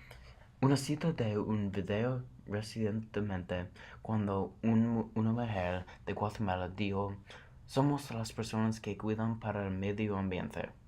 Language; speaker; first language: Spanish; non-native, learner; English